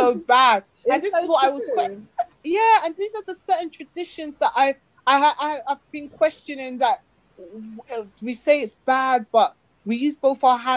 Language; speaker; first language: English; native; English